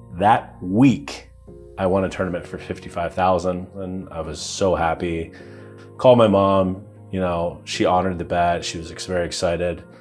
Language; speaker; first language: English; native; English